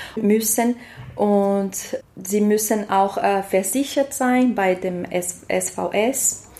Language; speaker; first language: German; non-native, fluent; Portuguese